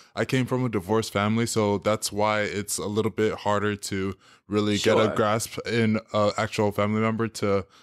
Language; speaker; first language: English; native; English